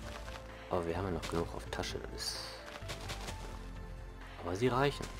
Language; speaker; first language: German; native; German